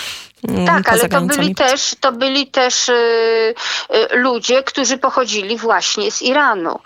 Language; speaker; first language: Polish; native; Polish